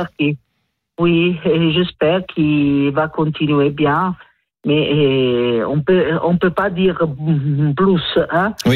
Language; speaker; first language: French; non-native, learner; Italian